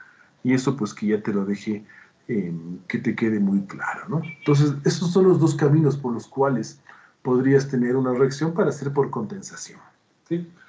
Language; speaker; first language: Spanish; native; Spanish